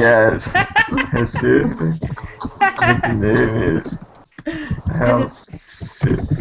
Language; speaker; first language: English; non-native, learner; Portuguese